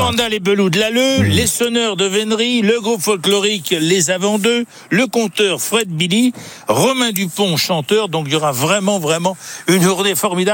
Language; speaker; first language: French; native; French